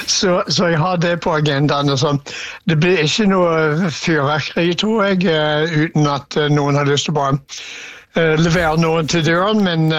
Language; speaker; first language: Norwegian; non-native, fluent; English